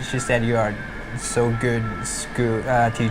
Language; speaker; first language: English; non-native, learner; Chinese